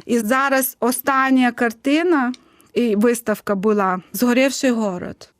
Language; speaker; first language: Ukrainian; non-native, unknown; Lithuanian